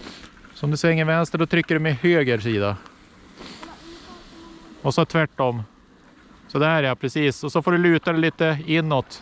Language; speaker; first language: Swedish; native; Swedish